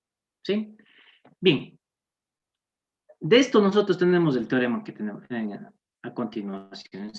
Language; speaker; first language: Spanish; native; Spanish